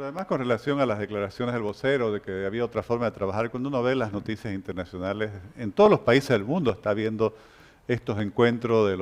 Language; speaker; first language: Spanish; native; Spanish